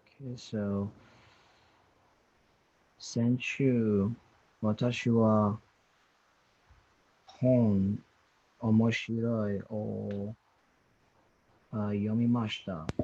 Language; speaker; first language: Japanese; non-native, learner; English